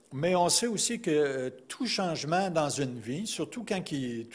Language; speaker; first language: French; native; French